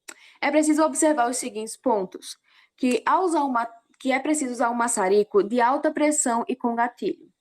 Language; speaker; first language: Portuguese; native; Portuguese